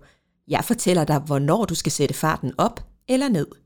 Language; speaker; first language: Danish; native; Danish